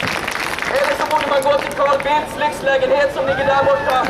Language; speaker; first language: Swedish; native; Swedish